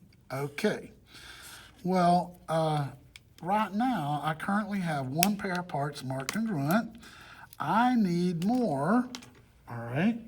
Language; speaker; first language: English; native; English